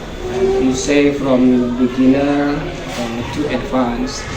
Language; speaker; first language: English; non-native, learner; Indonesian